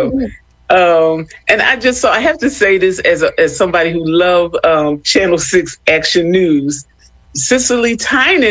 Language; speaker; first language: English; native; English